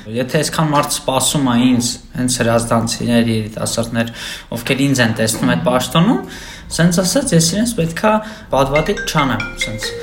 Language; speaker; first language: Armenian; native; Armenian